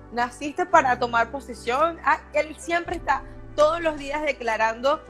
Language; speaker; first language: Spanish; native; Spanish